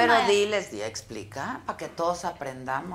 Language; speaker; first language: Spanish; native; Spanish